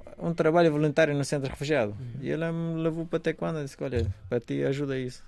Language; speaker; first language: Portuguese; non-native, fluent; Persian